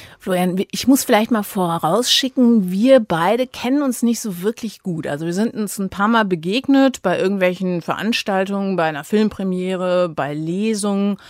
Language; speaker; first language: German; native; German